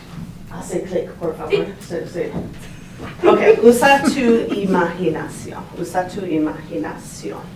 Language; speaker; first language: Spanish; non-native, fluent; English